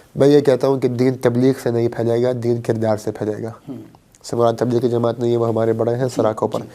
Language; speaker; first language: Urdu; early bilingual, heritage; Urdu